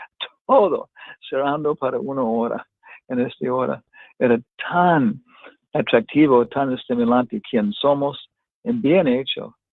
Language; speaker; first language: Spanish; non-native, fluent; English